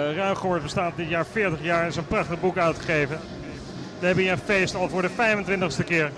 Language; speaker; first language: Dutch; native; Dutch